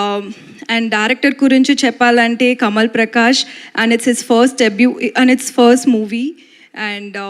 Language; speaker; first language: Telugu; non-native, learner; Tamil